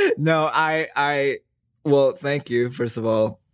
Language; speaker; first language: English; non-native, fluent; Indonesian